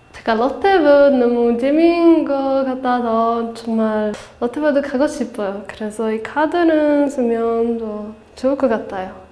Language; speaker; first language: Korean; non-native, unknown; Czech